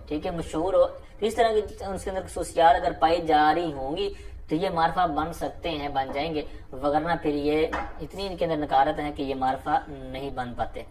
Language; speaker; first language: Urdu; non-native, local second language; Punjabi